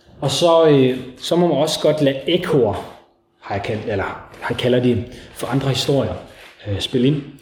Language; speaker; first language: Danish; native; Danish